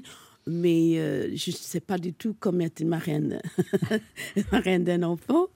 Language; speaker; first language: French; non-native, fluent; English